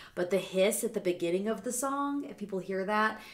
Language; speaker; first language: English; native; English